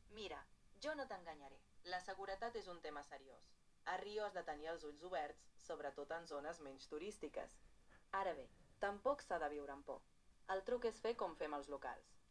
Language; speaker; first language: Catalan; non-native, fluent; Portuguese